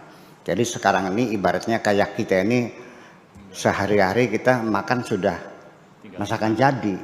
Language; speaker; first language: Indonesian; native; Indonesian